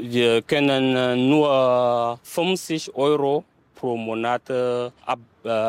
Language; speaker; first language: German; non-native, learner; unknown